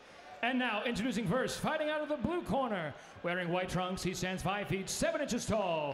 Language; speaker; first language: English; native; English